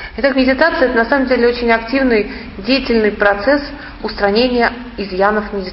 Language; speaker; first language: Russian; native; Russian